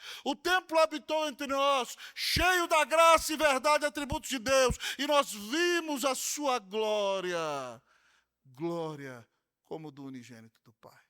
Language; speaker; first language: Portuguese; native; Portuguese